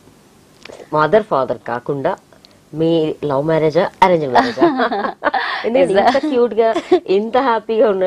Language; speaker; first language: Telugu; native; Telugu